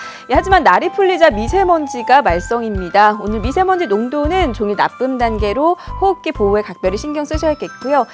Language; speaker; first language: Korean; native; Korean